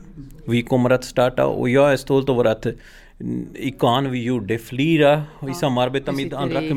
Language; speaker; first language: Swedish; non-native, learner; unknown